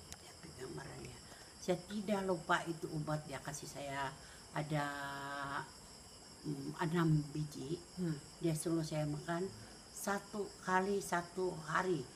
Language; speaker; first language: Indonesian; non-native, local second language; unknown